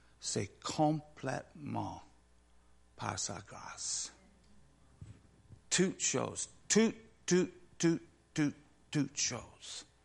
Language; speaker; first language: French; non-native, learner; English